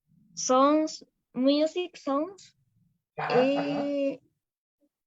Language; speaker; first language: English; non-native, learner; Spanish